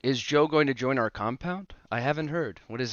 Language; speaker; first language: English; native; English